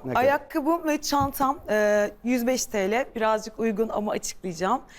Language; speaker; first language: Turkish; native; Turkish